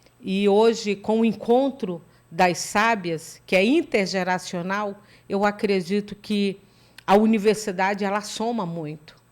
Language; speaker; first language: Portuguese; native; Portuguese